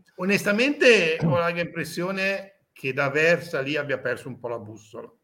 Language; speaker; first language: Italian; native; Italian